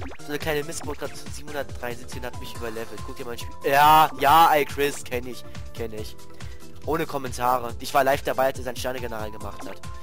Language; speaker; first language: German; native; German